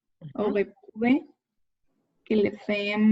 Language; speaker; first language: French; non-native, learner; Spanish